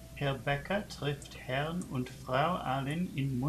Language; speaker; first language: German; non-native, learner; English